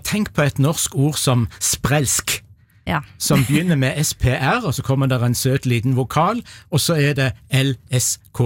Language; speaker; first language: Norwegian; native; Norwegian